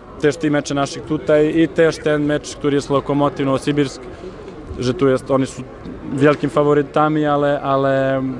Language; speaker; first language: Polish; non-native, learner; Serbian